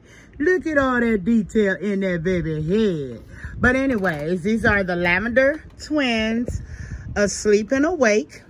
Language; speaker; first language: English; native; English